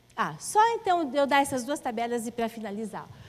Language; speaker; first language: Portuguese; native; Portuguese